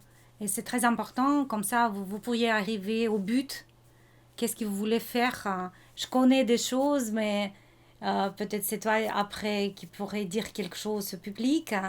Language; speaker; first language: French; non-native, fluent; Russian